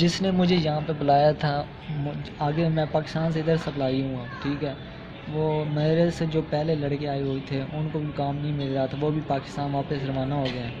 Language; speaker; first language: Urdu; non-native, local second language; Punjabi